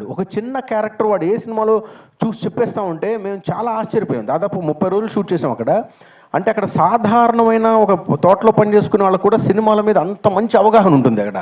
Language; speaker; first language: Telugu; native; Telugu